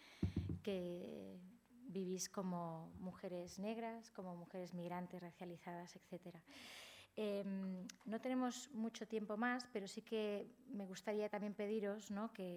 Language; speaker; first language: Spanish; native; Spanish